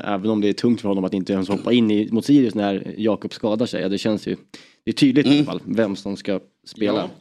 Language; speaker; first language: Swedish; native; Swedish